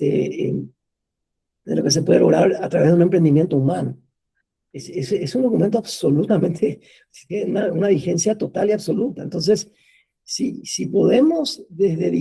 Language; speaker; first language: Spanish; native; Spanish